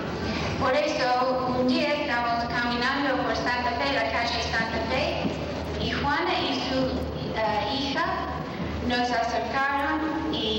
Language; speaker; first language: Spanish; non-native, fluent; English